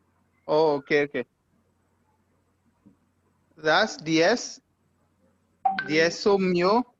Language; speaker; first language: Spanish; non-native, learner; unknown